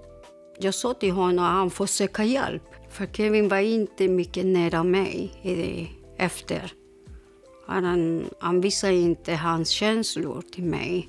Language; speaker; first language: Swedish; non-native, learner; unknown